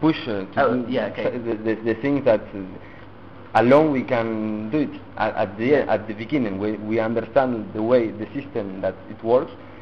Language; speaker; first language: English; non-native, learner; Spanish